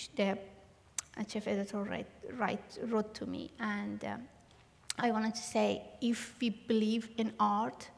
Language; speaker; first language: English; non-native, learner; Persian